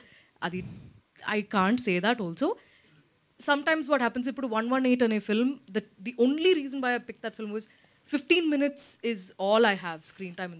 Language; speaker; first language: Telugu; non-native, local second language; Malayalam